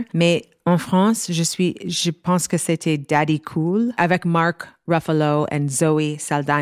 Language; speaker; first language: French; non-native, learner; English